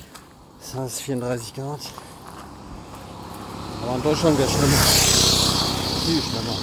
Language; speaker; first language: German; native; German